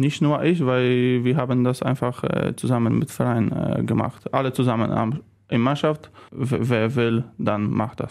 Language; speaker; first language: German; non-native, learner; Polish